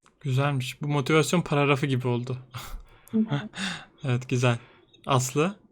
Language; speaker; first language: Turkish; native; Turkish